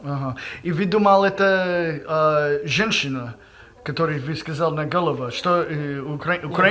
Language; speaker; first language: Russian; non-native, learner; English